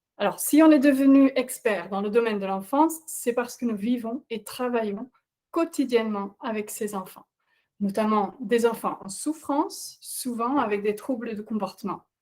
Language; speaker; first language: French; non-native, fluent; Dutch